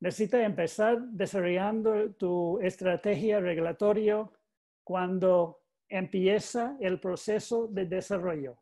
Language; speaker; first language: Spanish; non-native, learner; English